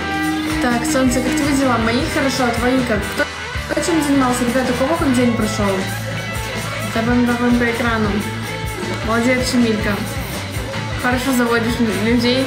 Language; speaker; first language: Russian; native; Russian